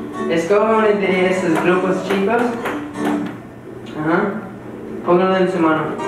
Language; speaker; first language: Spanish; non-native, fluent; English